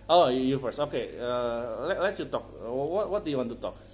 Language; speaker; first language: English; non-native, learner; Indonesian